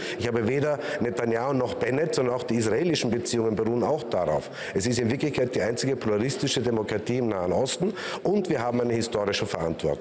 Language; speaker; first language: German; native; German